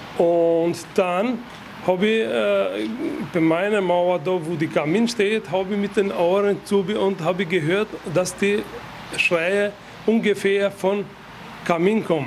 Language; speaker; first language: German; non-native, fluent; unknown